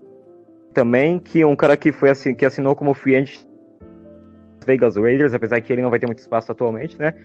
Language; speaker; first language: Portuguese; native; Portuguese